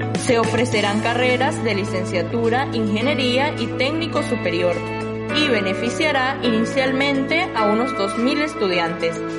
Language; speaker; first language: Spanish; native; Spanish